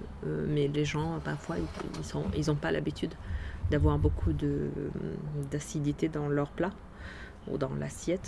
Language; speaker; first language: French; non-native, fluent; Arabic